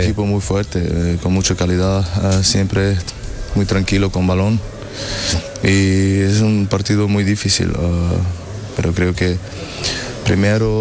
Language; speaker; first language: Spanish; non-native, learner; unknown